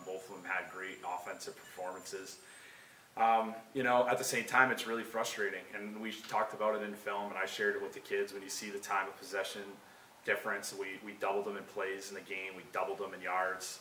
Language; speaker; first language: English; native; English